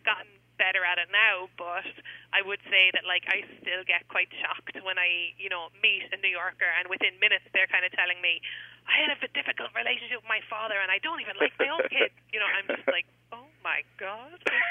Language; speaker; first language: English; native; English